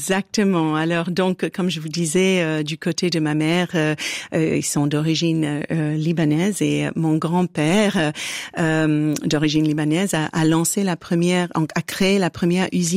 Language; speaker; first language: French; non-native, fluent; English